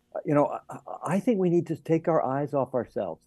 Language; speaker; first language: English; native; English